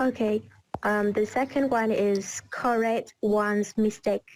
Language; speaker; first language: English; non-native, learner; Vietnamese